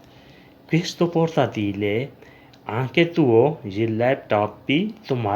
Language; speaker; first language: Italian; non-native, learner; Urdu